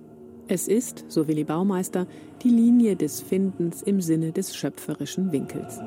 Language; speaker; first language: German; native; German